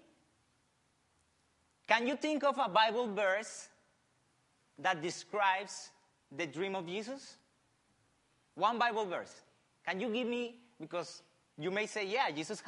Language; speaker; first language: English; non-native, fluent; Spanish